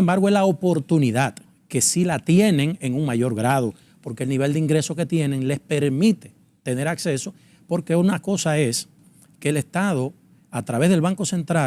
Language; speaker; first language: Spanish; native; Spanish